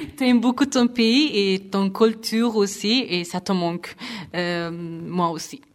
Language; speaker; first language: French; non-native, fluent; Persian